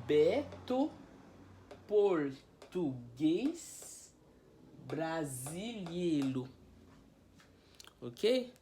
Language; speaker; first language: Portuguese; non-native, fluent; Haitian Creole